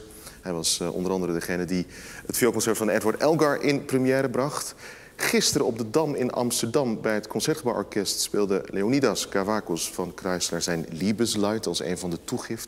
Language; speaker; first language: Dutch; native; Dutch